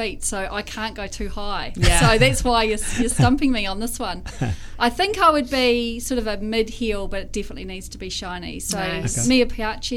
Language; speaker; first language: English; native; English